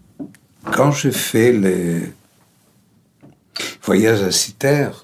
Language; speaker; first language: French; non-native, fluent; Greek